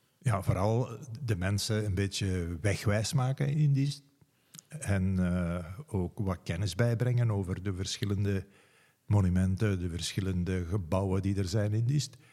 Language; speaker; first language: Dutch; native; Dutch